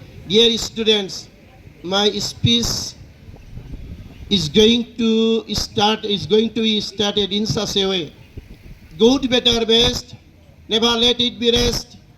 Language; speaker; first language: English; non-native, local second language; Bangla